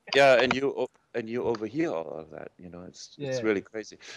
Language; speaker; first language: English; non-native, fluent; German